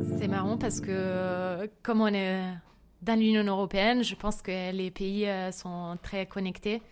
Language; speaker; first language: French; non-native, fluent; Italian